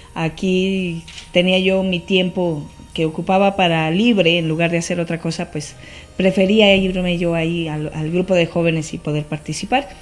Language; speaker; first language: Spanish; native; Spanish